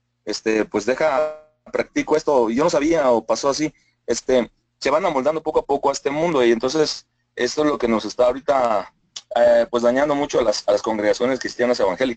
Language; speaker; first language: Spanish; native; Spanish